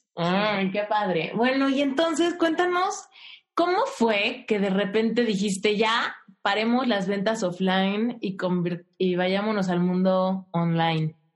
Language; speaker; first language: Spanish; native; Spanish